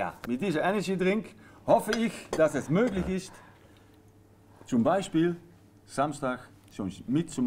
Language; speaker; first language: German; non-native, learner; Dutch